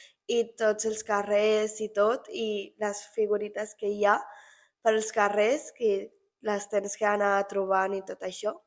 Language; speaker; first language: Catalan; non-native, local second language; Spanish